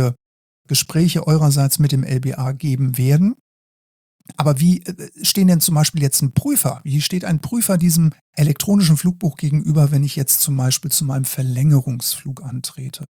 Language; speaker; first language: German; native; German